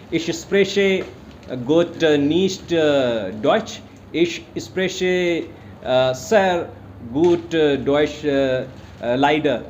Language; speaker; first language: German; non-native, learner; Hindi